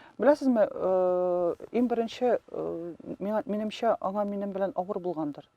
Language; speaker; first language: Tatar; non-native, local second language; Russian